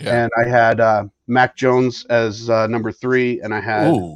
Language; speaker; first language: English; native; English